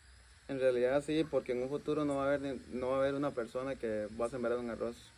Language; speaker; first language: Spanish; native; Spanish